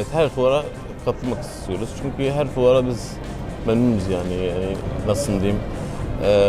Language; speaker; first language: Turkish; non-native, learner; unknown